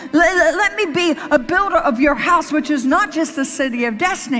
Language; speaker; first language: English; native; English